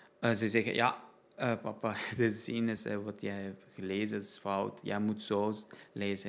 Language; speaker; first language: Dutch; non-native, learner; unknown